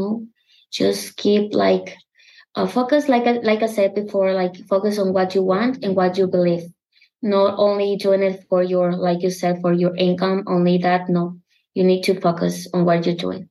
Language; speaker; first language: English; non-native, learner; Spanish